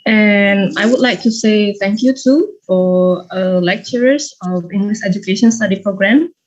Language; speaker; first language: English; non-native, fluent; Indonesian